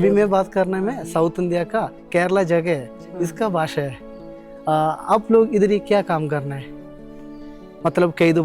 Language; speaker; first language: Hindi; non-native, local second language; Malayalam